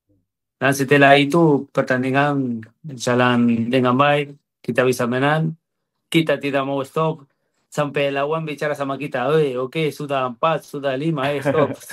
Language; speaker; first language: Indonesian; non-native, fluent; Spanish